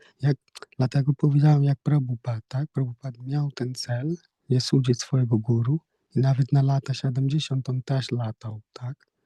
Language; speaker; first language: Polish; non-native, learner; Hindi